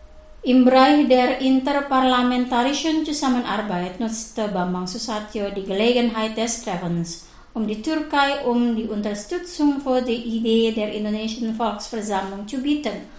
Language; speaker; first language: German; non-native, fluent; Indonesian